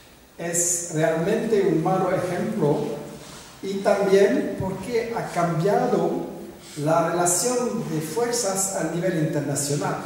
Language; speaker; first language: Spanish; non-native, fluent; French